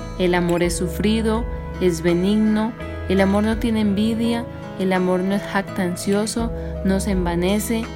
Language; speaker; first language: Spanish; native; Spanish